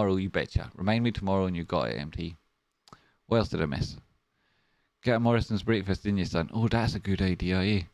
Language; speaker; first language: English; native; English